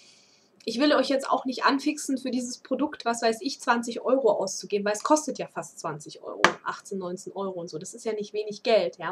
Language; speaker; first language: German; native; German